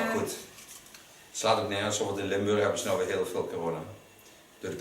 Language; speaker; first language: Dutch; native; Dutch